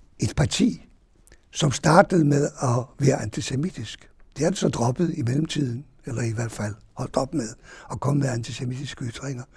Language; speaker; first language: Danish; non-native, fluent; Hungarian